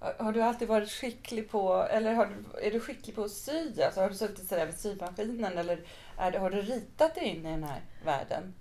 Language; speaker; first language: Swedish; native; Swedish